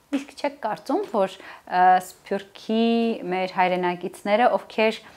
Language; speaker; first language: Armenian; native; Armenian